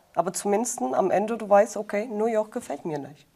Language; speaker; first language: German; non-native, fluent; Portuguese